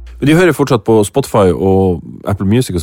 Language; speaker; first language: Norwegian; native; Norwegian